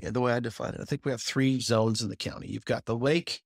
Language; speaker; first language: English; native; English